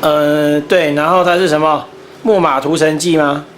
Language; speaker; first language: Chinese; native; Chinese